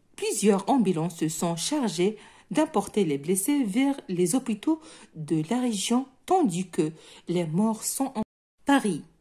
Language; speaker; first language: French; non-native, local second language; Arabic